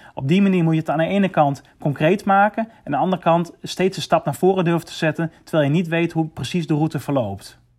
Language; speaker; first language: Dutch; native; Dutch